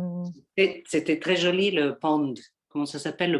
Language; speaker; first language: French; non-native, fluent; English